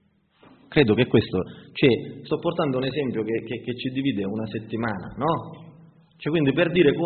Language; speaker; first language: Italian; native; Italian